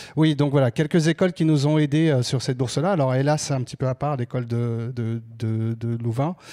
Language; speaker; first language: French; native; French